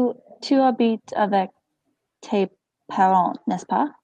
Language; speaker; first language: French; non-native, learner; English